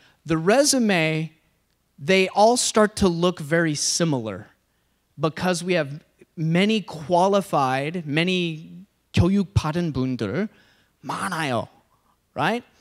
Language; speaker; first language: English; native; English